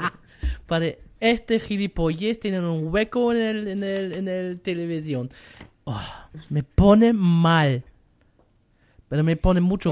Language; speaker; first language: Spanish; non-native, learner; German